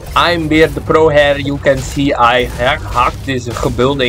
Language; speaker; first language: English; non-native, learner; Dutch